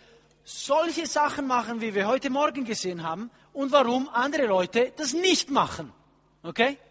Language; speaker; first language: German; non-native, fluent; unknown